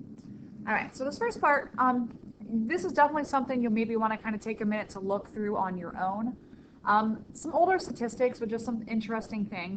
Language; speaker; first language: English; native; English